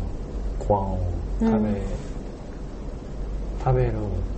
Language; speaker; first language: Japanese; non-native, learner; Korean